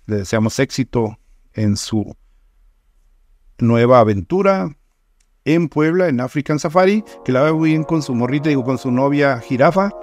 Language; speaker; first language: Spanish; native; Spanish